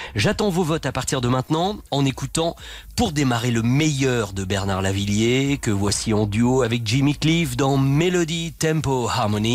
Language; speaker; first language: French; native; French